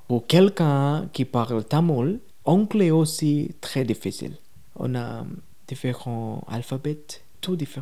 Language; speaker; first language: French; non-native, learner; Tamil